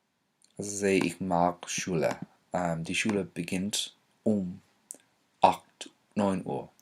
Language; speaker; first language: German; non-native, fluent; English